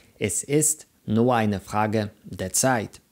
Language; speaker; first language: German; non-native, fluent; Polish